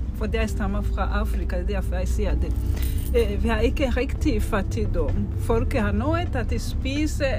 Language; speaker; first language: Danish; non-native, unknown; Kinyarwanda